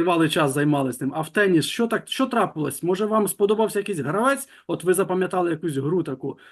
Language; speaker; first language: Ukrainian; native; Ukrainian